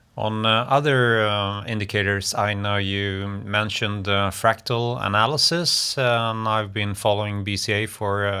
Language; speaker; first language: English; non-native, fluent; Swedish